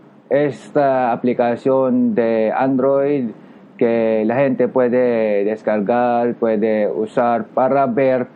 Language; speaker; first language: Spanish; non-native, learner; Japanese